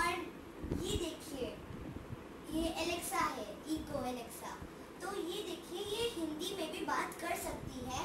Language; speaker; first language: Hindi; native; Hindi